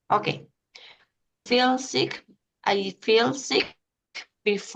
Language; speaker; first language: English; non-native, learner; Spanish